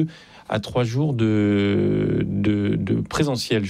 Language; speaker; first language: French; native; French